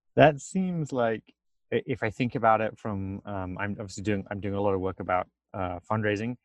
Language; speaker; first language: English; native; English